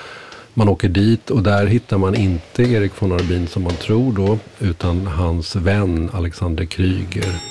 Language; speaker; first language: Swedish; native; Swedish